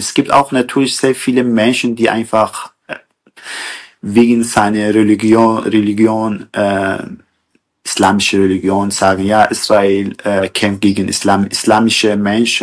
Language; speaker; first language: German; non-native, fluent; Kurdish